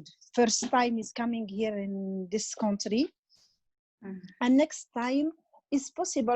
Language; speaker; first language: English; non-native, learner; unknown